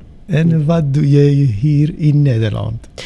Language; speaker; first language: Dutch; non-native, learner; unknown